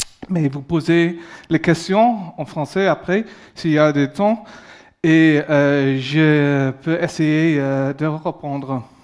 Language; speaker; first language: French; non-native, learner; English